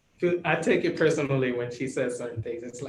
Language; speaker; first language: English; native; English